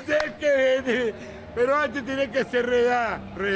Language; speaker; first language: Spanish; native; Spanish